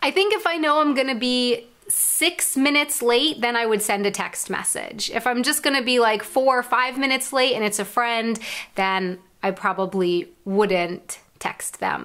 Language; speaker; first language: English; native; English